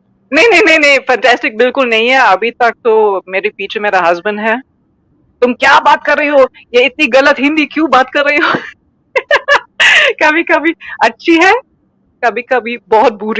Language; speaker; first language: Hindi; non-native, fluent; German